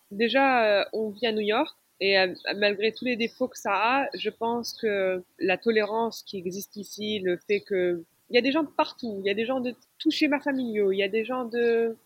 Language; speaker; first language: French; non-native, local second language; Arabic